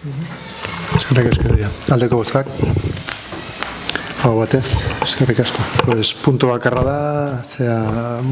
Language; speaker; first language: Basque; non-native, local second language; Spanish